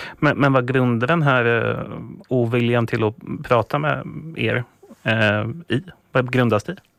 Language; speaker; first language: Swedish; native; Swedish